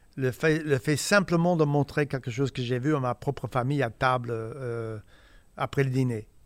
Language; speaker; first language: French; non-native, fluent; English